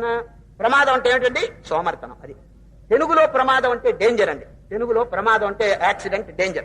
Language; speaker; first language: Telugu; native; Telugu